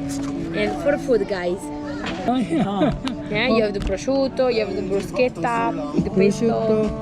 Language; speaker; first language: English; non-native, fluent; Italian